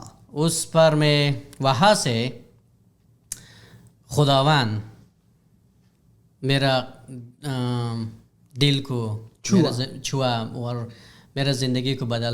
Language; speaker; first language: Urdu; non-native, learner; Hazaragi